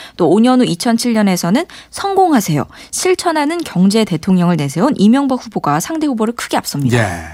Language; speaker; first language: Korean; native; Korean